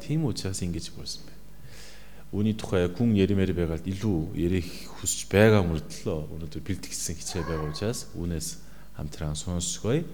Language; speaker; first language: Mongolian; non-native, fluent; Korean